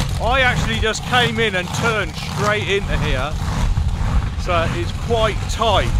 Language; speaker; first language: English; native; English